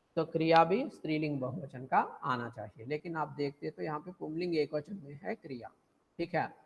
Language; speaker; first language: Hindi; non-native, local second language; Telugu